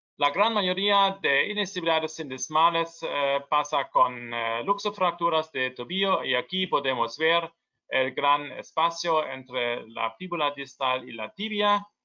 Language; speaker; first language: Spanish; non-native, learner; German